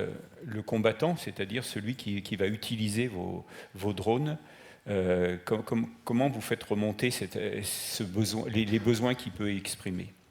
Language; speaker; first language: French; native; French